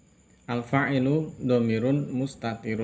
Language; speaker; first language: Arabic; non-native, fluent; Indonesian